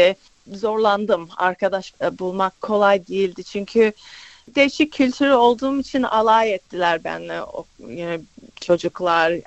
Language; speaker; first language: Turkish; early bilingual, other home language; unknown